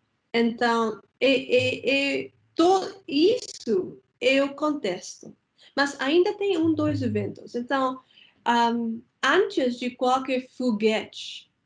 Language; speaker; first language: Portuguese; non-native, fluent; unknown